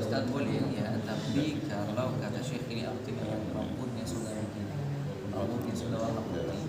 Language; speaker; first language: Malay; non-native, fluent; Arabic